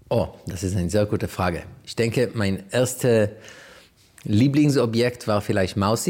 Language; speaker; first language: German; non-native, fluent; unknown